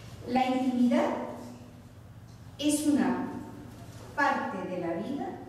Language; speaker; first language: Spanish; non-native, local second language; Catalan